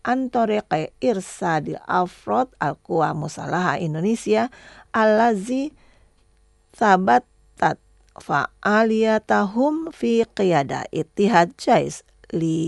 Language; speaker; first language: Arabic; non-native, fluent; Indonesian